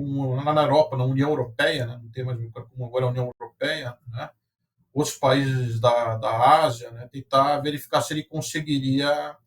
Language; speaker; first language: Portuguese; native; Portuguese